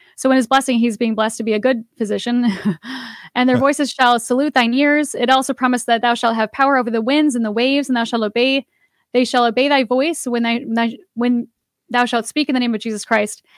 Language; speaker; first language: English; native; English